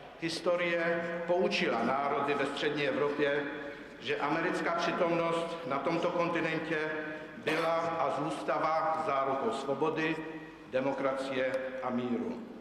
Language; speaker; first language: Czech; native; Czech